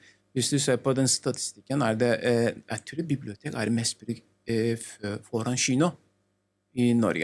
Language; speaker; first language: Norwegian; non-native, learner; Turkish